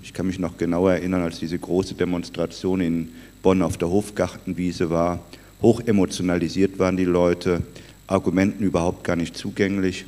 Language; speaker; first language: German; native; German